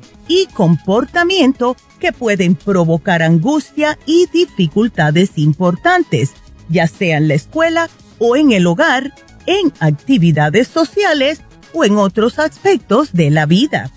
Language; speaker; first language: Spanish; native; Spanish